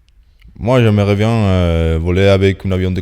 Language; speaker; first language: French; non-native, fluent; Spanish